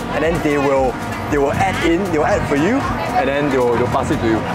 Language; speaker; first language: English; native; English